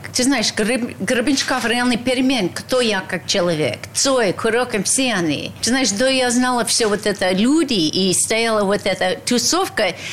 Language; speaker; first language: Russian; non-native, learner; English